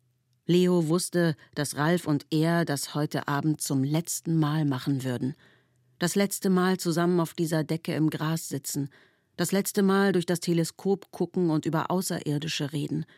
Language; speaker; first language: German; native; German